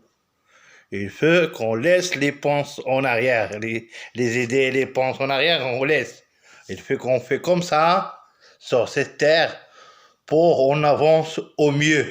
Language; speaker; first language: French; non-native, local second language; Arabic